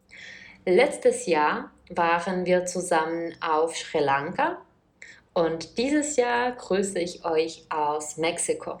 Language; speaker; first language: German; non-native, fluent; Czech